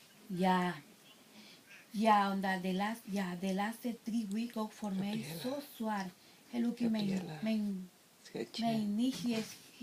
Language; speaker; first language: Dutch; non-native, learner; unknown